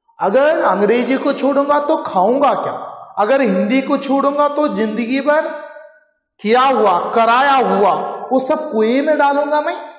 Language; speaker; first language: Hindi; non-native, local second language; Marathi